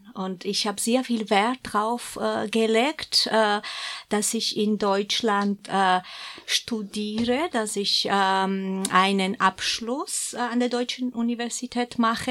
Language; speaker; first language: German; non-native, fluent; Georgian